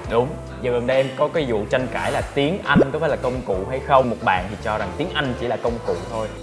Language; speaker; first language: Vietnamese; native; Vietnamese